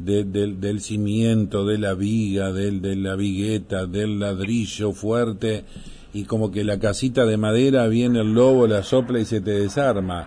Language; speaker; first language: Spanish; native; Spanish